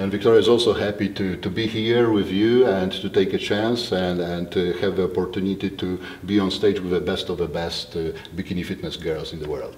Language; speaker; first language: English; non-native, fluent; Polish